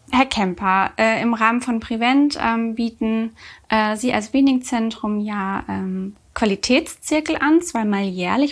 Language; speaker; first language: German; native; German